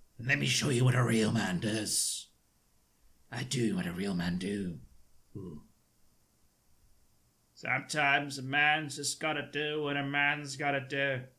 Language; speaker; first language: English; native; English